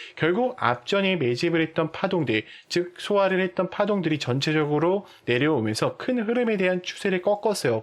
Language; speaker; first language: Korean; native; Korean